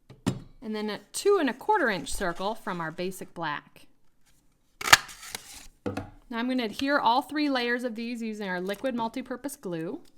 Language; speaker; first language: English; native; English